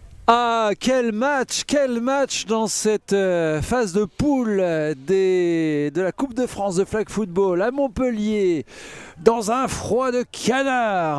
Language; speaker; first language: French; native; French